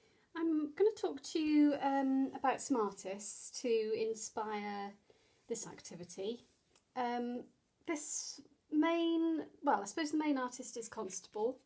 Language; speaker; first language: English; native; English